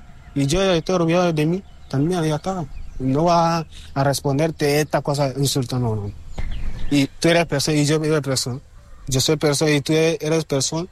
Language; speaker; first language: Spanish; non-native, learner; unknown